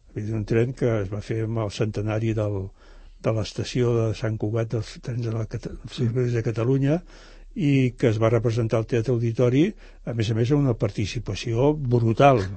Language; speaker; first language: Catalan; native; Catalan